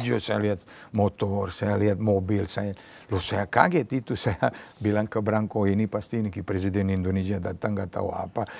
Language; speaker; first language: Indonesian; non-native, fluent; Serbian